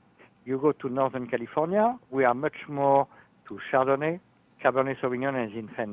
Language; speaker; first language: English; non-native, fluent; French